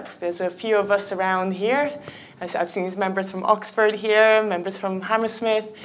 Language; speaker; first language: English; native; English